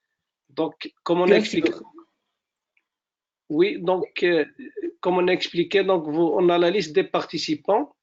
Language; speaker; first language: French; non-native, local second language; Arabic